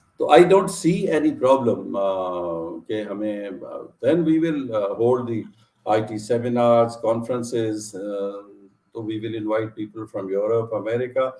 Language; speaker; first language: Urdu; native; Urdu